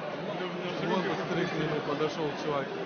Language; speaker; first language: Russian; native; Russian